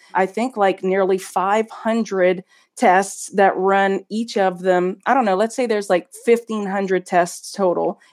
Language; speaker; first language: English; native; English